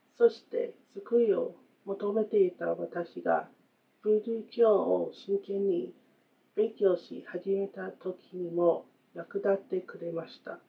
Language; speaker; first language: Japanese; non-native, fluent; English